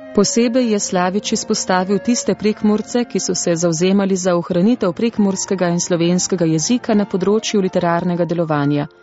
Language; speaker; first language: Slovenian; native; Slovenian